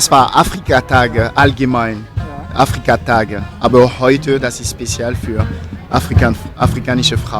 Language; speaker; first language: German; non-native, fluent; French